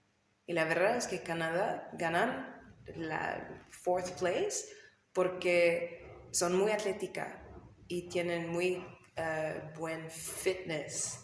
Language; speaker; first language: Spanish; non-native, learner; English